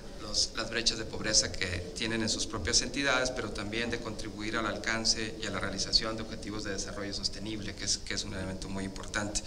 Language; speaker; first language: Spanish; native; Spanish